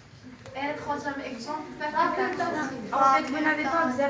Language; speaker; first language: French; non-native, learner; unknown